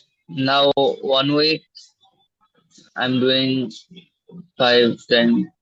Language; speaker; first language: English; non-native, learner; Bangla